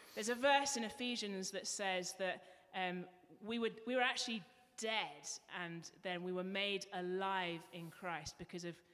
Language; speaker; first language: English; native; English